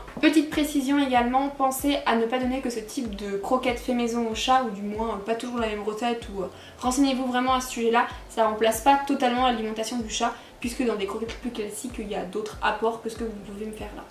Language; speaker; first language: French; native; French